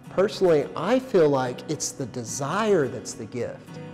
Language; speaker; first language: English; native; English